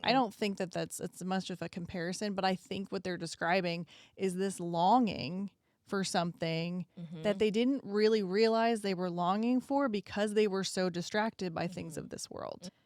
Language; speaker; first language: English; native; English